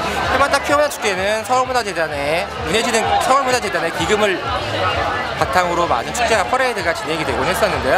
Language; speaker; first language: Korean; native; Korean